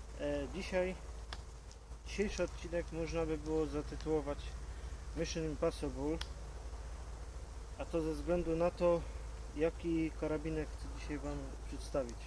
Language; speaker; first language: Polish; native; Polish